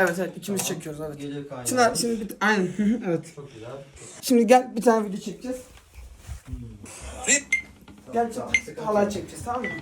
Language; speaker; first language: Turkish; native; Turkish